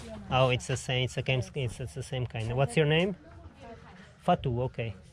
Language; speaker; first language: English; non-native, learner; Portuguese